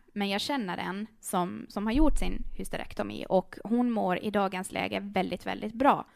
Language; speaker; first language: Swedish; native; Swedish